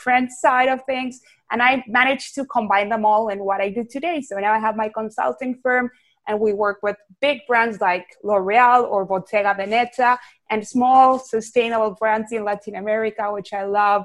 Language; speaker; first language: English; non-native, fluent; Spanish